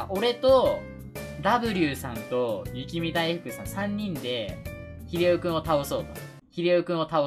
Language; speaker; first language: Japanese; native; Japanese